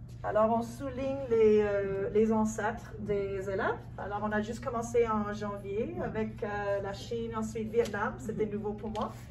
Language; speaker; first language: French; non-native, local second language; English